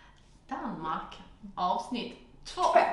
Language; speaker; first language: Swedish; native; Swedish